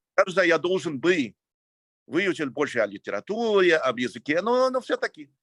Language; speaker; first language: Russian; non-native, fluent; English